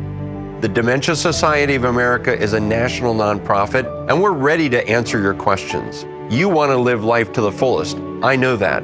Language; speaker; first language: English; native; English